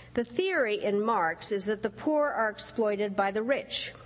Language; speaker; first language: English; early bilingual, other home language; Czech